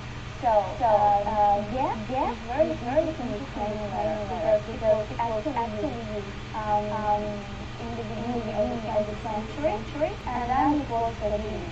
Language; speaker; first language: English; non-native, learner; Ukrainian